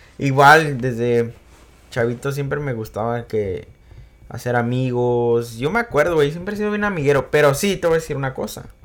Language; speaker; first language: Spanish; early bilingual, heritage; Spanish